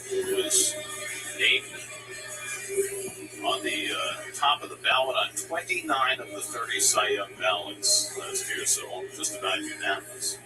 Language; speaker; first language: English; native; English